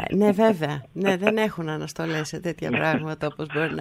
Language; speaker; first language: Greek; native; Greek